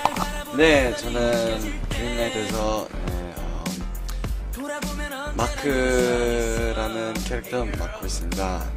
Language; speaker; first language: Korean; non-native, fluent; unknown